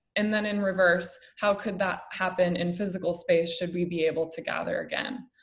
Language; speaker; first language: English; native; English